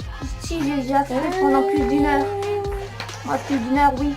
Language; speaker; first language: French; native; French